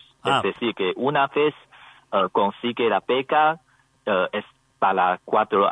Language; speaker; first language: Spanish; non-native, learner; Chinese